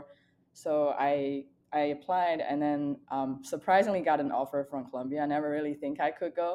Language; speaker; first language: English; non-native, fluent; Chinese